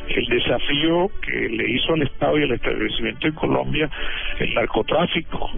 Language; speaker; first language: Spanish; native; Spanish